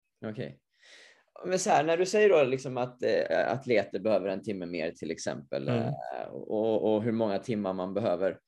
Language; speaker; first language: Swedish; native; Swedish